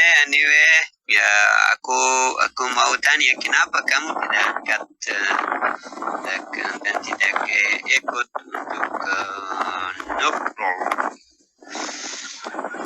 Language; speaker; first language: Indonesian; non-native, learner; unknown